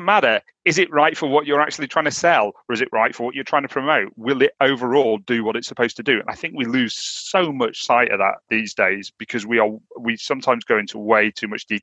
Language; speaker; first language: English; native; English